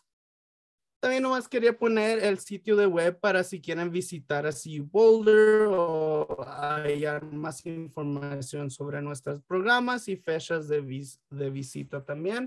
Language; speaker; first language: Spanish; early bilingual, heritage; Spanish